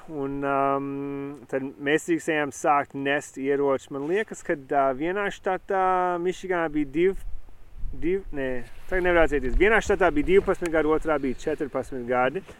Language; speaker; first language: Latvian; early bilingual, heritage; Latvian